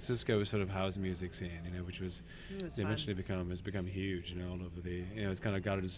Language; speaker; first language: English; non-native, local second language; Hindi